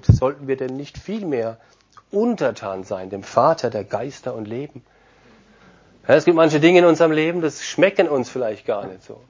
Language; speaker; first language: German; non-native, fluent; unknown